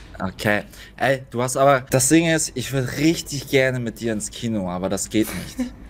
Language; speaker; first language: German; native; German